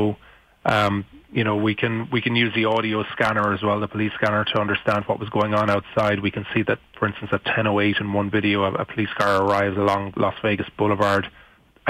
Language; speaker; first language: English; native; English